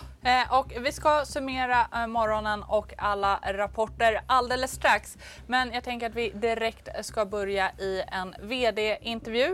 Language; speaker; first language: Swedish; native; Swedish